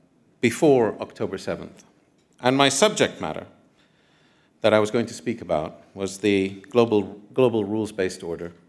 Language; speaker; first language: English; non-native, fluent; Arabic